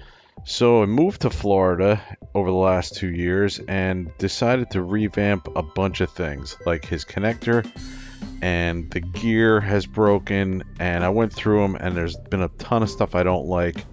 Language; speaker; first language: English; native; English